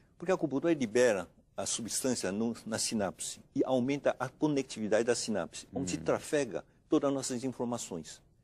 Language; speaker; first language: Portuguese; non-native, fluent; Chinese